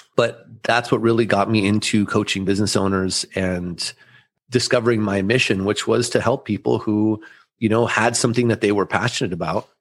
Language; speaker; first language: English; early bilingual, other home language; German